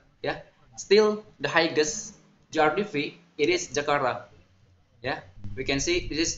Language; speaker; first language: English; non-native, learner; Indonesian